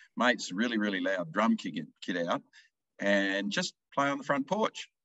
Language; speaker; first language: English; native; English